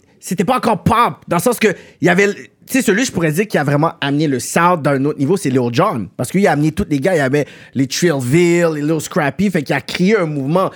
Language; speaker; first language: French; native; French